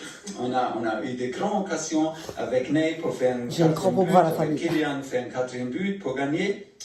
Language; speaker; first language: French; non-native, learner; German